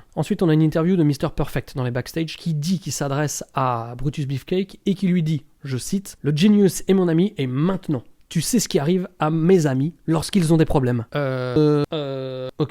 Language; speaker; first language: French; native; French